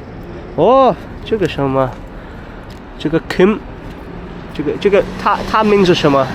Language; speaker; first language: Chinese; non-native, learner; English